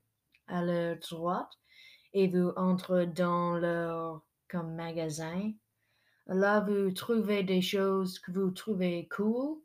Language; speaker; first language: French; non-native, local second language; English